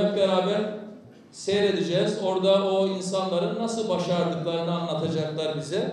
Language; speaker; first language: Turkish; native; Turkish